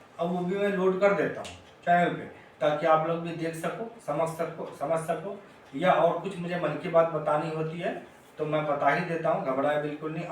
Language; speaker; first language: Hindi; native; Hindi